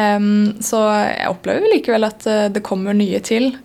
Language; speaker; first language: Norwegian; native; Norwegian